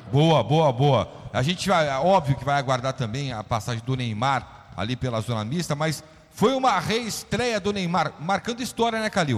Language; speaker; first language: Portuguese; native; Portuguese